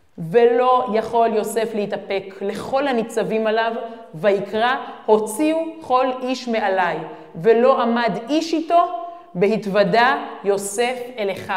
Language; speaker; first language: Hebrew; native; Hebrew